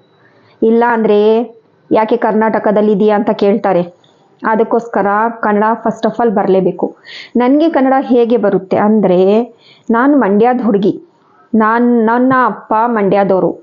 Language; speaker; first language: Kannada; non-native, local second language; Hindi